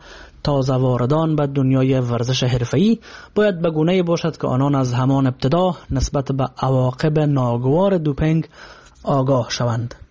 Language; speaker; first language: Persian; native; Persian